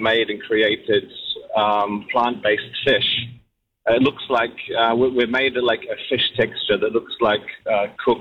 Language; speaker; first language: English; native; English